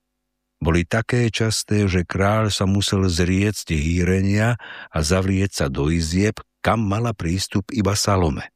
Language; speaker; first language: Slovak; native; Slovak